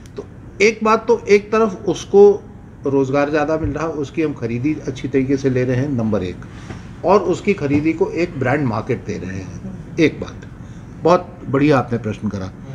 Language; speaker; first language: Hindi; native; Hindi